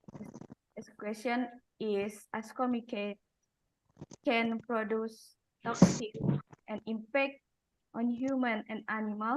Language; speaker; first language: English; non-native, learner; Indonesian